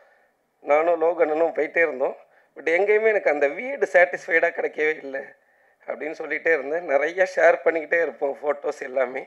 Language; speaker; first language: Tamil; native; Tamil